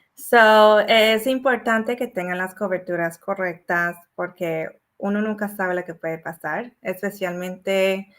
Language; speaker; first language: Spanish; early bilingual, heritage; Spanish